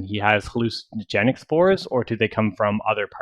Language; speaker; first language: English; native; English